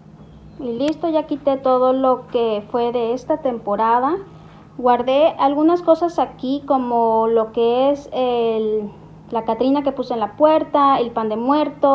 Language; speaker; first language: Spanish; native; Spanish